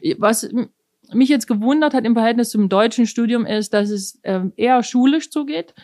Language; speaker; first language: German; native; German